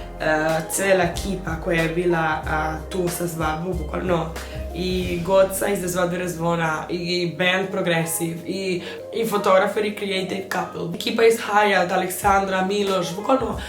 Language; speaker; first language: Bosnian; non-native, fluent; Spanish